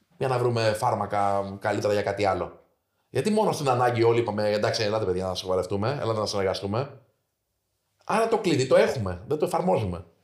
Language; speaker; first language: Greek; native; Greek